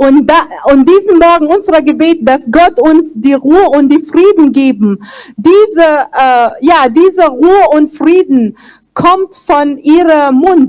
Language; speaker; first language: German; non-native, fluent; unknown